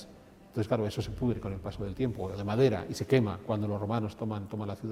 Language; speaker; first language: Spanish; native; Spanish